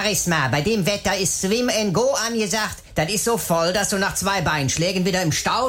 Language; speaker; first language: German; native; German